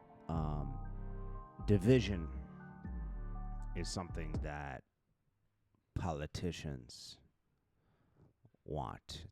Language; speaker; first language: English; native; English